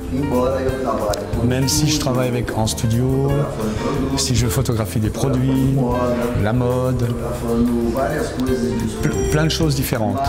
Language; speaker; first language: French; non-native, fluent; Portuguese